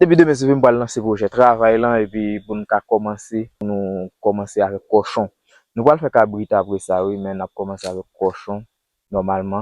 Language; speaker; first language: French; non-native, learner; Haitian Creole